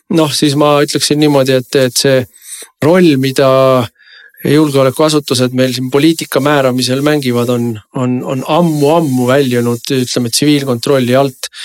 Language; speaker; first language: Estonian; native; Estonian